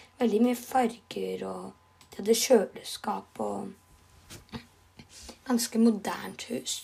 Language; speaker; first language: Norwegian; non-native, learner; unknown